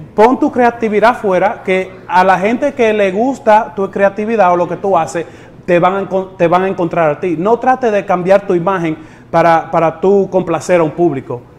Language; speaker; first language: Spanish; native; Spanish